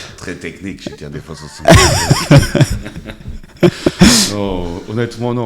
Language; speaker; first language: French; non-native, fluent; Portuguese